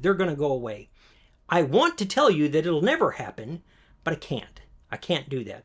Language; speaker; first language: English; native; English